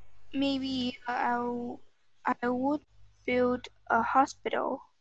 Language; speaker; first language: English; non-native, learner; Vietnamese